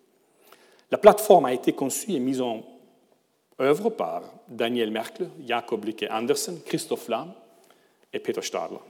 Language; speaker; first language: French; non-native, fluent; German